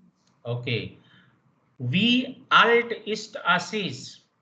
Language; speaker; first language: German; non-native, fluent; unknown